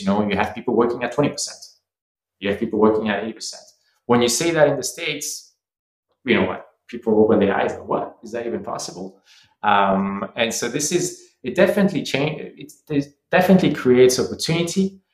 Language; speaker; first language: English; non-native, fluent; French